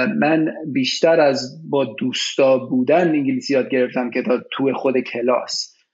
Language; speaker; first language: Persian; early bilingual, heritage; Persian